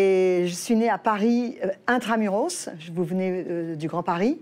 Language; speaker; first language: French; native; French